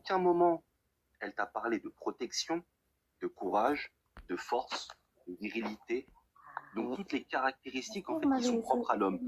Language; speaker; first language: French; native; French